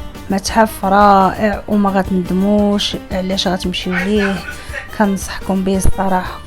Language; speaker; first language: Arabic; native; Arabic